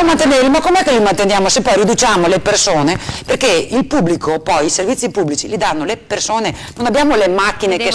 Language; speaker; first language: Italian; native; Italian